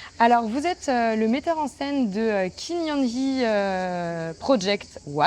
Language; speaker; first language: French; native; French